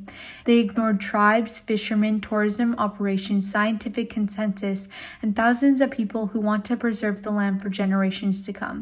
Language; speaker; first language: English; native; English